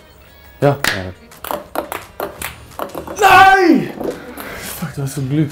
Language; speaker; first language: German; non-native, learner; Swedish